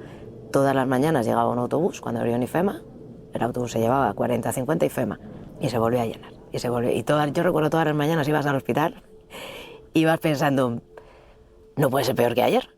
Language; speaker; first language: Spanish; native; Spanish